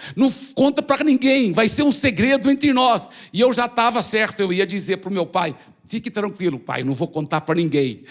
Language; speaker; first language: Portuguese; early bilingual, other home language; English